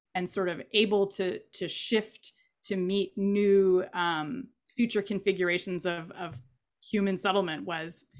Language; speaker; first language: English; native; English